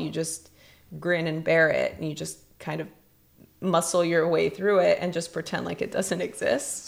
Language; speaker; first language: English; native; English